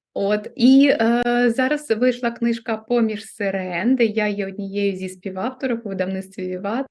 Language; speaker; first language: Ukrainian; non-native, local second language; Russian